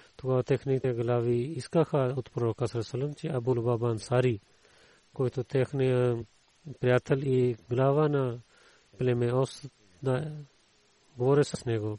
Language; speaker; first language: Bulgarian; non-native, learner; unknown